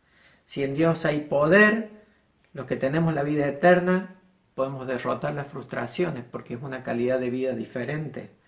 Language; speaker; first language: Spanish; native; Spanish